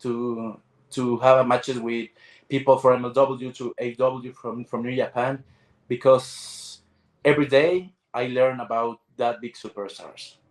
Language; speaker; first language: English; non-native, learner; Spanish